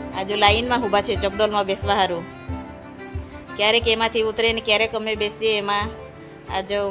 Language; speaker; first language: Gujarati; non-native, local second language; Kukna